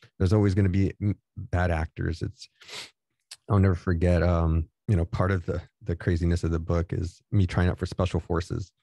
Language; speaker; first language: English; native; English